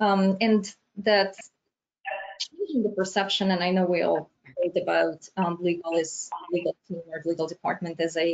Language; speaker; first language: English; non-native, fluent; Romanian